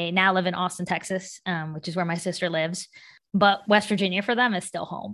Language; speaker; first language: English; native; English